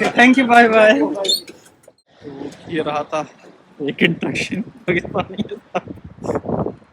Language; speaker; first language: Hindi; native; Hindi